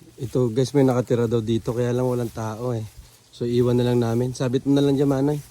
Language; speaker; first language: Filipino; non-native, local second language; Hiligaynon